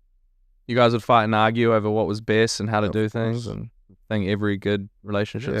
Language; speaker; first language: English; native; English